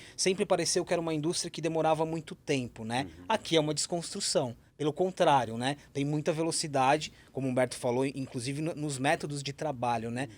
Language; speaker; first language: Portuguese; native; Portuguese